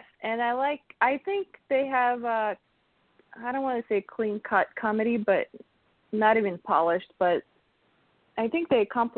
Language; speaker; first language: English; non-native, fluent; Russian